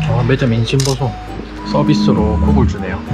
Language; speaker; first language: Korean; native; Korean